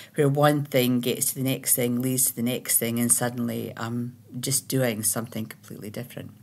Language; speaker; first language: English; native; English